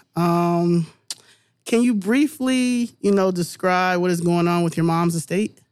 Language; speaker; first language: English; native; English